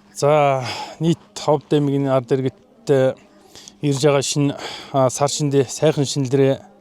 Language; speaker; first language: Mongolian; non-native, local second language; Kazakh